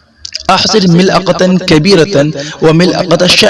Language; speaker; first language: Arabic; non-native, fluent; Urdu